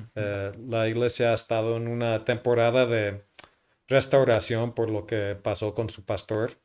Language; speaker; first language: Spanish; non-native, fluent; English